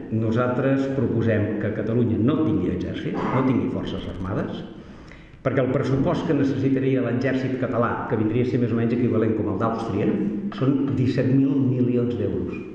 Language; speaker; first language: Catalan; native; Catalan